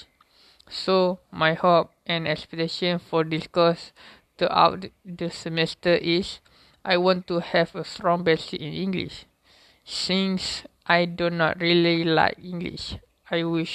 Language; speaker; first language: English; non-native, local second language; Malay